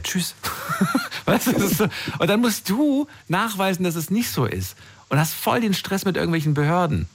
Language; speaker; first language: German; native; German